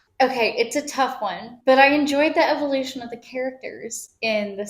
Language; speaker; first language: English; native; English